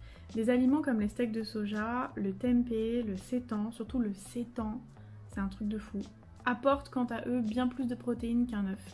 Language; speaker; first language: French; native; French